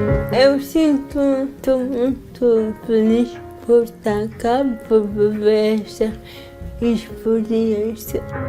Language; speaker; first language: Portuguese; non-native, learner; Arabic